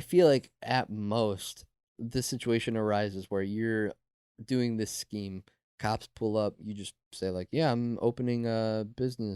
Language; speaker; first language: English; native; English